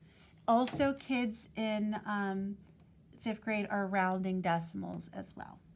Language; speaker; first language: English; native; English